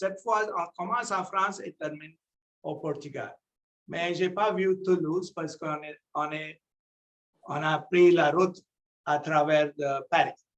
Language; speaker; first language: French; non-native, local second language; English